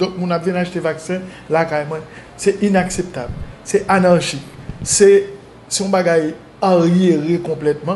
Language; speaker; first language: French; non-native, local second language; Haitian Creole